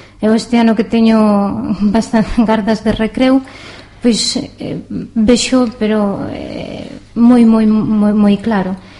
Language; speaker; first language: Galician; native; Galician